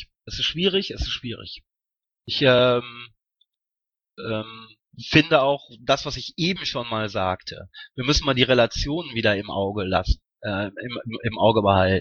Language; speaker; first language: German; native; German